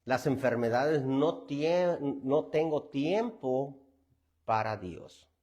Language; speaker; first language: Spanish; native; Spanish